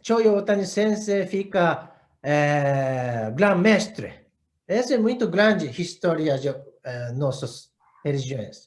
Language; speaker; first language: Portuguese; non-native, learner; Japanese